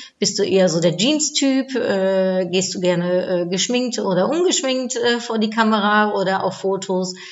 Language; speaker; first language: German; non-native, fluent; Dutch